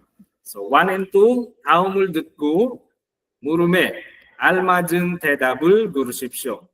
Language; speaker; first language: Korean; non-native, fluent; Filipino